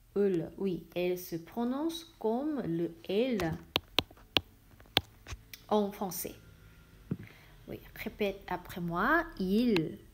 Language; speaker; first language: French; non-native, fluent; Korean